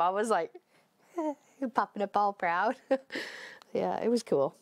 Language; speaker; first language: English; native; English